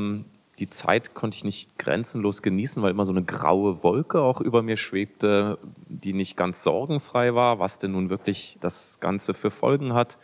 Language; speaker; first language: German; native; German